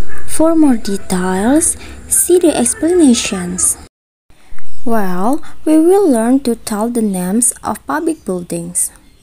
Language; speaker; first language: English; non-native, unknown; Indonesian